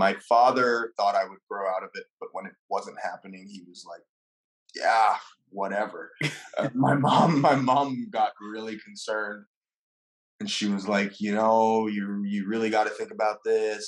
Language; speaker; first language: English; non-native, fluent; French